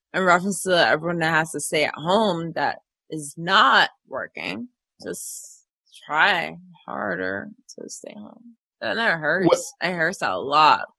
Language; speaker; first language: English; native; English